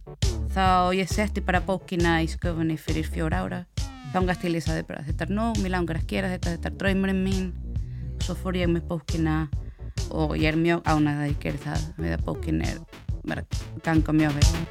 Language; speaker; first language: Icelandic; non-native, learner; Spanish